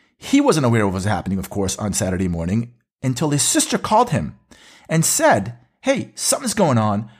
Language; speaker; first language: English; early bilingual, other home language; Hebrew